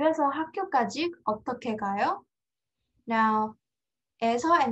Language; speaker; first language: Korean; non-native, fluent; English